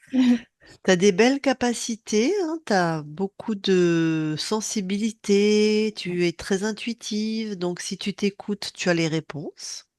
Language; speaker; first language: French; native; French